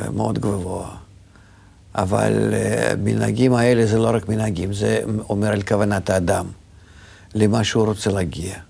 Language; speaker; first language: Hebrew; non-native, fluent; Russian